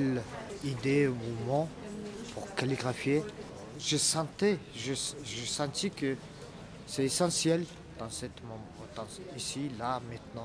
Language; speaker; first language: French; non-native, learner; Mongolian